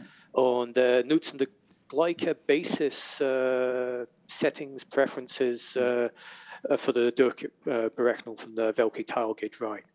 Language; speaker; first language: German; non-native, learner; English